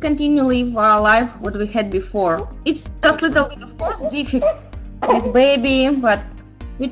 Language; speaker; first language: English; non-native, learner; Ukrainian